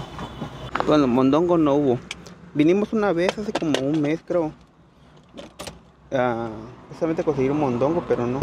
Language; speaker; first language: Spanish; native; Spanish